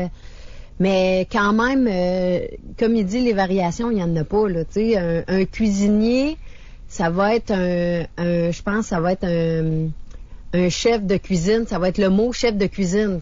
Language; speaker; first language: French; native; French